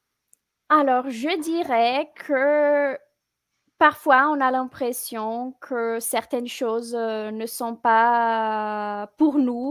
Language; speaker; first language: French; non-native, fluent; Portuguese